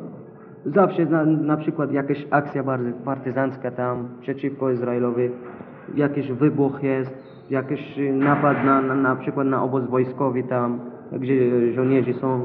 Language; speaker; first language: Polish; non-native, learner; Arabic